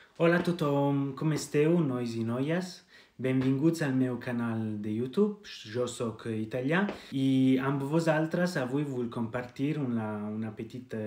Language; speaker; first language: Catalan; non-native, learner; Italian